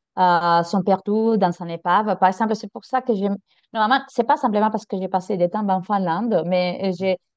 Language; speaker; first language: French; non-native, fluent; Spanish